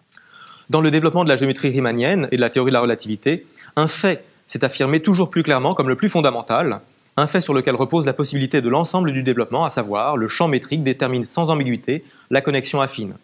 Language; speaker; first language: French; native; French